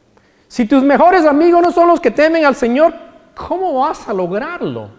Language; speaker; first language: Spanish; native; Spanish